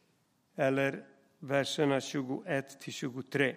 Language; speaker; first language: Swedish; non-native, fluent; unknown